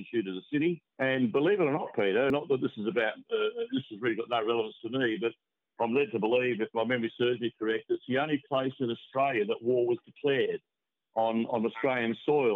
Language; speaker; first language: English; native; English